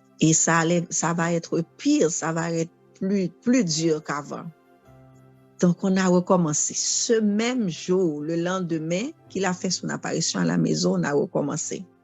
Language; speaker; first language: French; non-native, local second language; Haitian Creole